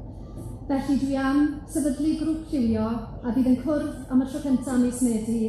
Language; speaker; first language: Welsh; native; Welsh